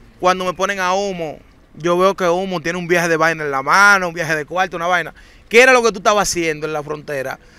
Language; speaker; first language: Spanish; native; Spanish